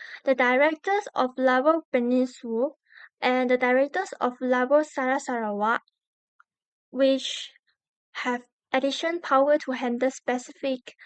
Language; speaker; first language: English; non-native, learner; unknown